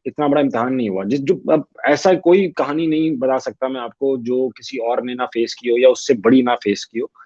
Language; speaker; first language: Urdu; native; Urdu